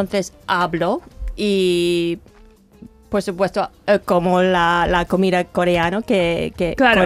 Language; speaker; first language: Spanish; non-native, fluent; English